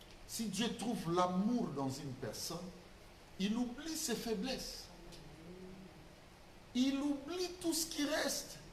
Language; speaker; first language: French; non-native, local second language; Lingala